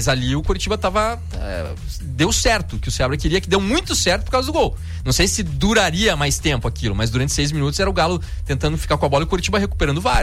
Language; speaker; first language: Portuguese; native; Portuguese